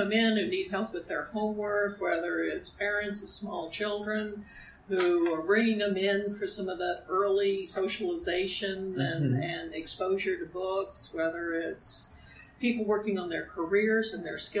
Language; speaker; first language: English; native; English